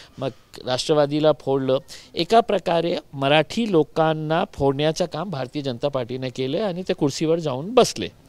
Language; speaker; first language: Marathi; non-native, local second language; Urdu